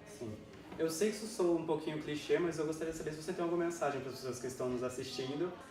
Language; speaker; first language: Portuguese; native; Portuguese